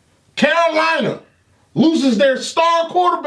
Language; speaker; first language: English; native; English